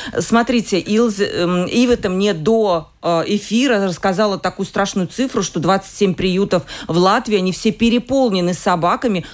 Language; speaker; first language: Russian; native; Russian